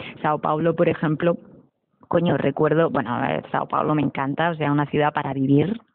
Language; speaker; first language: Spanish; native; Spanish